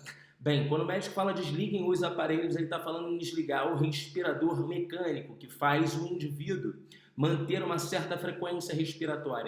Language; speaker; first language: Portuguese; native; Portuguese